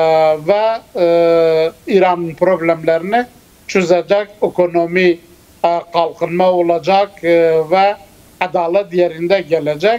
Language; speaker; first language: Turkish; non-native, fluent; Kurdish